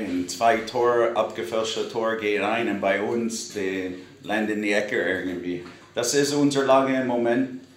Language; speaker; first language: German; non-native, fluent; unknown